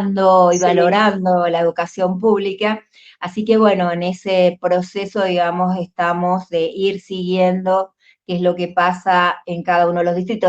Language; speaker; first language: Spanish; native; Spanish